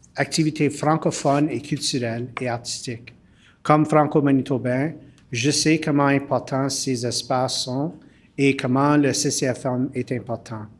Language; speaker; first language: French; early bilingual, heritage; French